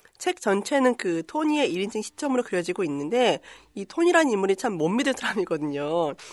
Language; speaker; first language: Korean; native; Korean